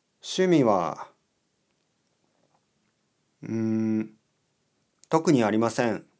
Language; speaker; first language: Japanese; non-native, learner; English